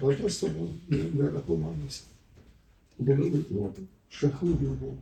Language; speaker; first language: Ukrainian; early bilingual, heritage; Ukrainian